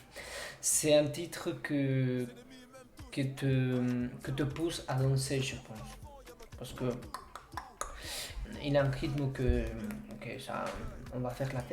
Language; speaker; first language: French; non-native, fluent; Spanish